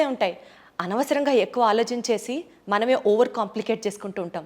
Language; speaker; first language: Telugu; native; Telugu